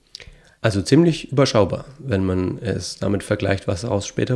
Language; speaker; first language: German; native; German